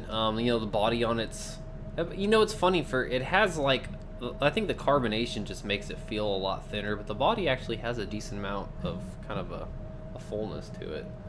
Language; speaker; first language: English; native; English